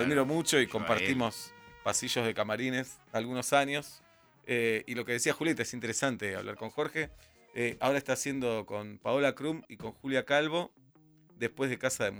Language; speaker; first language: Spanish; native; Spanish